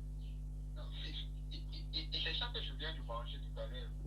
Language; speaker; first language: French; non-native, learner; English